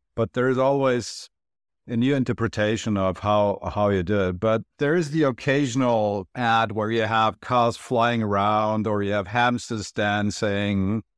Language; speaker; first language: English; non-native, fluent; Turkish